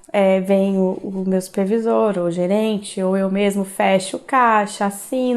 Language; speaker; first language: Portuguese; native; Portuguese